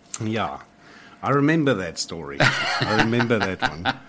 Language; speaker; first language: English; non-native, local second language; Afrikaans